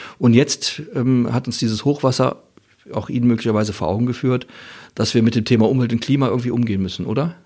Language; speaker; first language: German; native; German